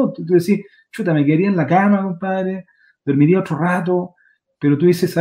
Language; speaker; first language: Spanish; native; Spanish